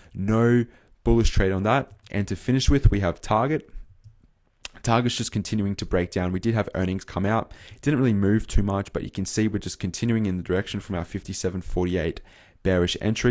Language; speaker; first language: English; native; English